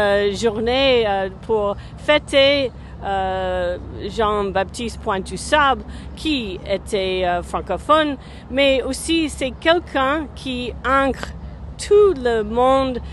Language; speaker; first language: French; non-native, fluent; English